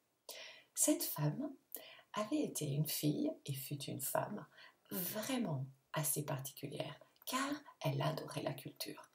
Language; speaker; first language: French; non-native, fluent; Italian